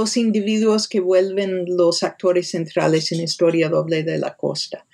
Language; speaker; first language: Spanish; non-native, fluent; English